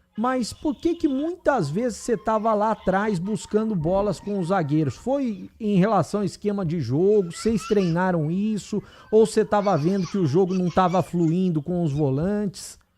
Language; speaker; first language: Portuguese; native; Portuguese